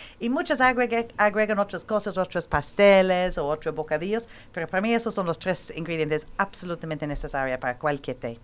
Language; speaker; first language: Spanish; non-native, fluent; English